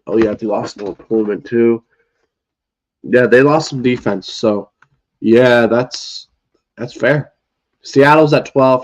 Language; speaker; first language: English; native; English